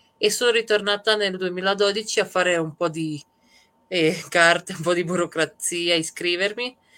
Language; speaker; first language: Italian; early bilingual, other home language; Serbian